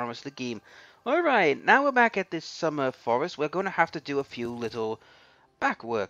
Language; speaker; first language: English; native; English